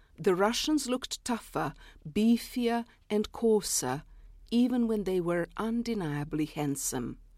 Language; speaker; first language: English; non-native, fluent; Serbian